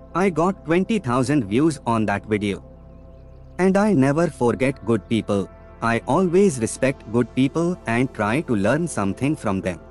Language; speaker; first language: Hindi; native; Hindi